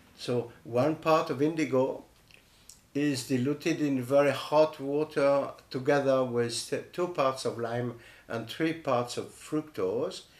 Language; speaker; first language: English; non-native, fluent; French